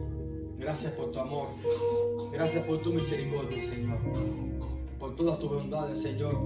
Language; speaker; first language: Spanish; native; Spanish